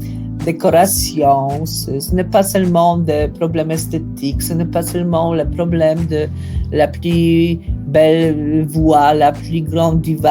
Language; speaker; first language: French; non-native, fluent; Polish